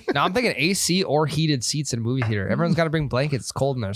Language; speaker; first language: English; native; English